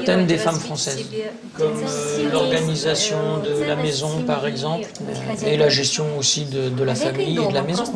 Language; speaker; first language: French; native; French